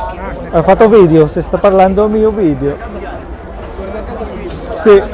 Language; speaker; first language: Italian; non-native, learner; Filipino